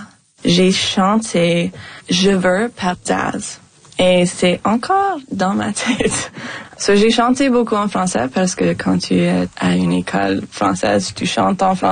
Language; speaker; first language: French; non-native, local second language; English